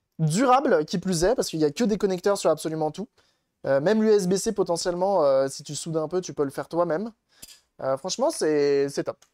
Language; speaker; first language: French; native; French